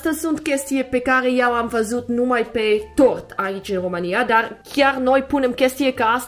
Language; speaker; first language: Romanian; non-native, learner; Dutch